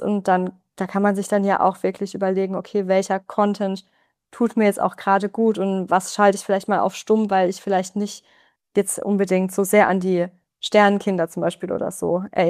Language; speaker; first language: German; native; German